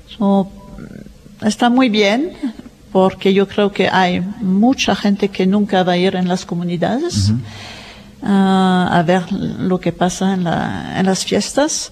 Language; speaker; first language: Spanish; non-native, fluent; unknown